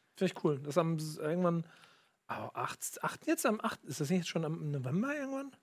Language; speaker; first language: German; non-native, fluent; Polish